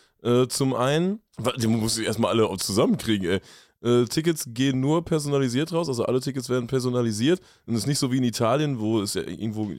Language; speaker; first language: German; native; German